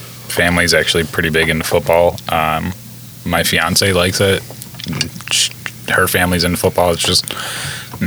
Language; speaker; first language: English; native; English